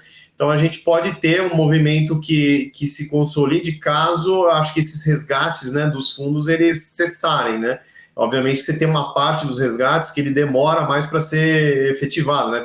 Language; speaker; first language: Portuguese; native; Portuguese